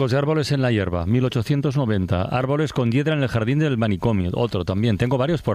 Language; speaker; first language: Spanish; native; Spanish